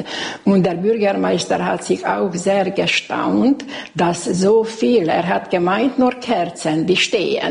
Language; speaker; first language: German; non-native, local second language; Hungarian